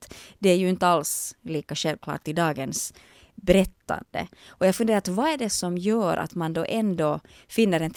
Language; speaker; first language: Swedish; native; Swedish